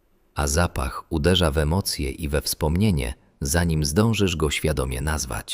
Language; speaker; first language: Polish; native; Polish